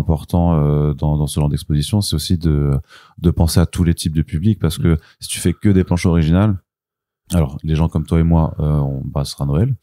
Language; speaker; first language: French; native; French